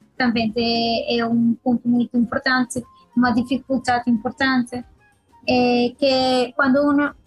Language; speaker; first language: Portuguese; non-native, learner; Spanish